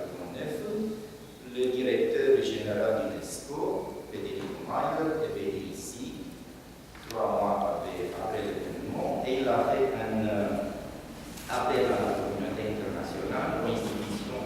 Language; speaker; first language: French; non-native, fluent; Romanian